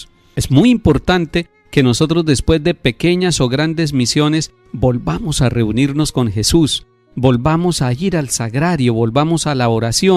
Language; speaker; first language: Spanish; native; Spanish